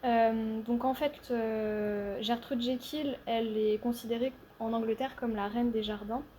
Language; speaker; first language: French; native; French